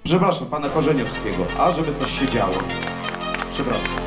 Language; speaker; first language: Polish; native; Polish